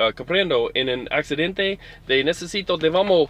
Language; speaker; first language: Spanish; non-native, learner; English